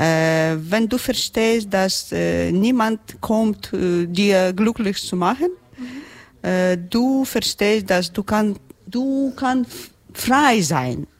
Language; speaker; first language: German; non-native, learner; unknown